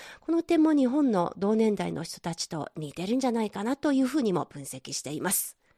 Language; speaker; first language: Japanese; non-native, fluent; Chinese